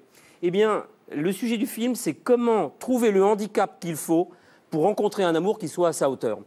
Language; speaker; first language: French; native; French